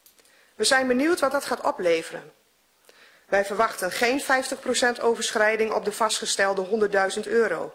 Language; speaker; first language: Dutch; native; Dutch